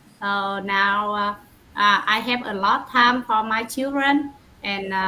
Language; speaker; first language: English; non-native, learner; Vietnamese